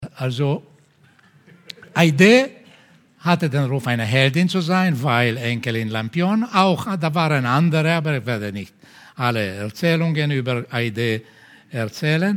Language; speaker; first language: German; non-native, fluent; Portuguese